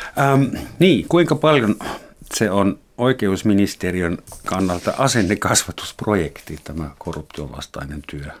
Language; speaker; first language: Finnish; non-native, fluent; German